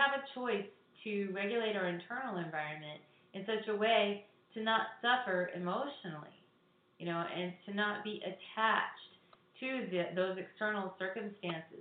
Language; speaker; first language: English; native; English